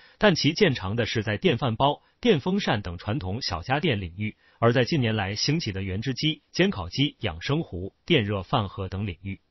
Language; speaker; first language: Chinese; native; Chinese